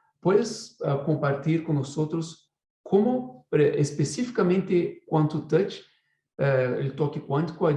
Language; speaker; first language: Spanish; non-native, fluent; Portuguese